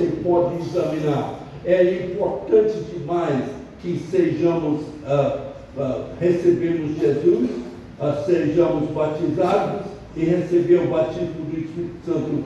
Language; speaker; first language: Portuguese; non-native, fluent; English